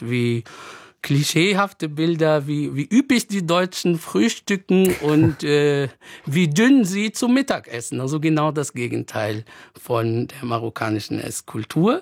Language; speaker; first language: German; non-native, fluent; Arabic